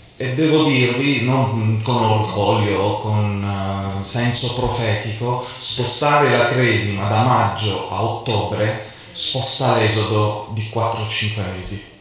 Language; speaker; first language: Italian; non-native, fluent; Arabic